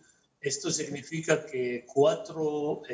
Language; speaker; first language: Spanish; non-native, fluent; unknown